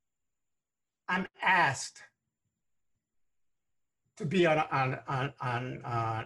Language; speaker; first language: English; early bilingual, other home language; Spanish